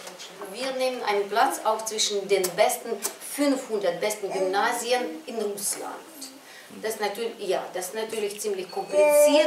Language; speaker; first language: German; non-native, fluent; Russian